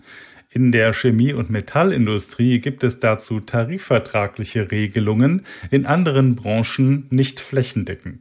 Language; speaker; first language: German; native; German